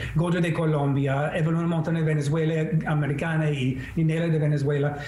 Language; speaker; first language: Spanish; non-native, fluent; English